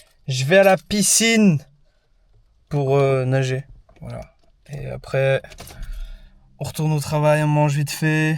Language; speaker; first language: French; native; French